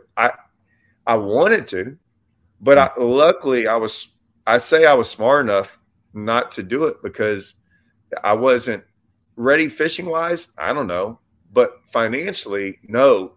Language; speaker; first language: English; native; English